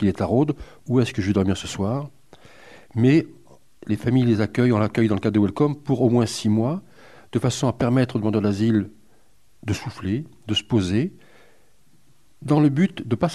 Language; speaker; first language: French; native; French